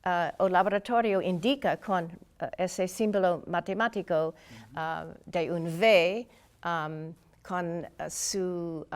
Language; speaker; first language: Portuguese; non-native, learner; English